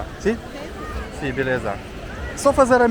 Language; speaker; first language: Portuguese; non-native, learner; Russian